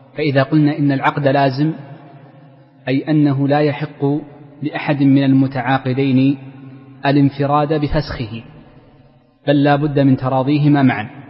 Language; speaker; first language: Arabic; native; Arabic